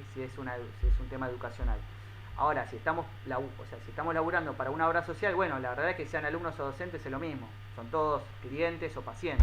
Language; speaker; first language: Spanish; native; Spanish